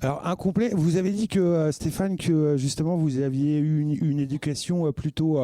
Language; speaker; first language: French; native; French